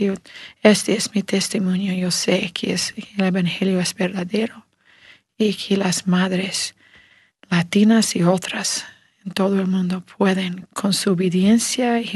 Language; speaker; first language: Spanish; non-native, learner; English